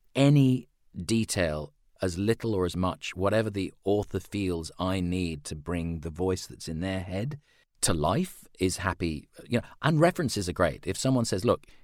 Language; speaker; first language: English; native; English